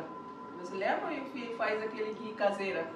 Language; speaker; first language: Portuguese; non-native, learner; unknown